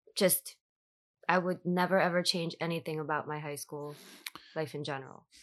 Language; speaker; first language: English; early bilingual, other home language; Korean